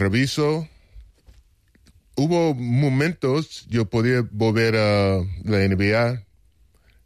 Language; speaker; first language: Spanish; non-native, fluent; English